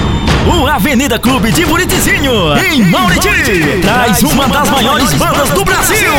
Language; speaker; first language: Portuguese; native; Portuguese